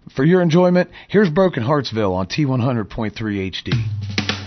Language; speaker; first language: English; native; English